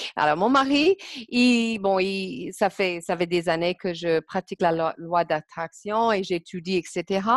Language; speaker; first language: French; non-native, fluent; English